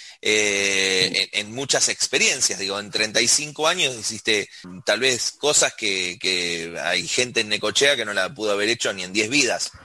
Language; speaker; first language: Spanish; native; Spanish